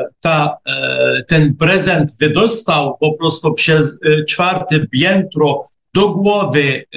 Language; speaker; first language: Polish; non-native, fluent; Arabic